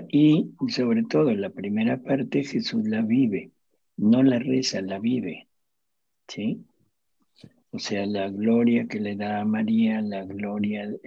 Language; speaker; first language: Spanish; native; Spanish